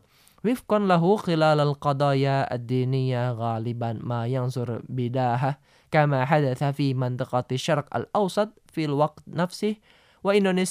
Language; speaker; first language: Arabic; non-native, fluent; Indonesian